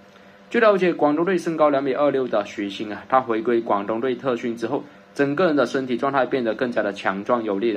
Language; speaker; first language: Chinese; native; Chinese